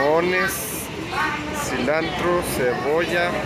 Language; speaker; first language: Spanish; early bilingual, heritage; English